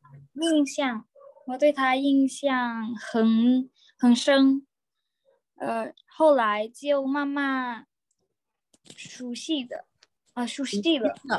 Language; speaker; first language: Chinese; non-native, learner; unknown